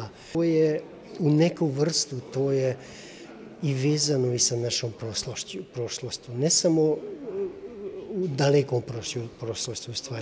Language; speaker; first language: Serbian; non-native, local second language; Hungarian